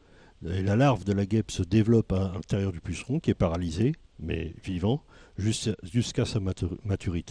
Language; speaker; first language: French; native; French